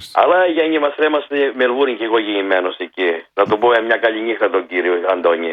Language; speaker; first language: Greek; early bilingual, heritage; Greek